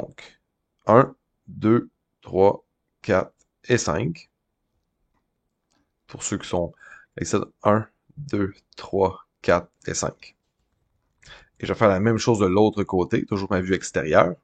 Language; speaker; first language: French; native; French